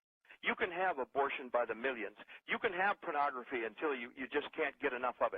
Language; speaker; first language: English; native; English